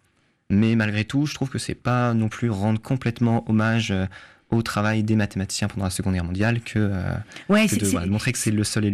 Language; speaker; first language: French; native; French